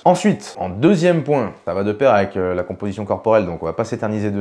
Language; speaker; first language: French; native; French